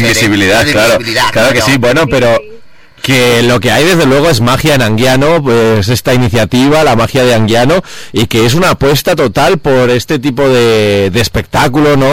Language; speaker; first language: Spanish; native; Spanish